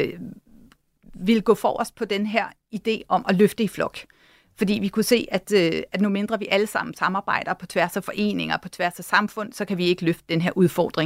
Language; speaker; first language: Danish; native; Danish